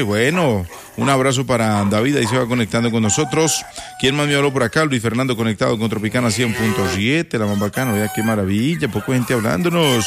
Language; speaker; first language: Spanish; native; Spanish